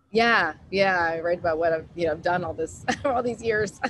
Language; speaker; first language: English; native; English